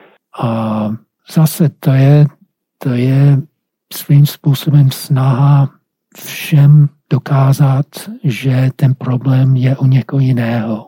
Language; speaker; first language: Czech; non-native, fluent; English